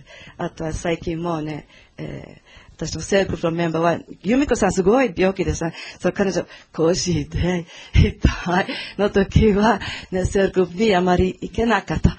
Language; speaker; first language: Japanese; non-native, learner; Portuguese